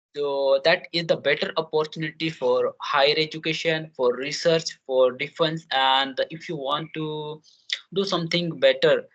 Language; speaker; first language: English; non-native, learner; Hindi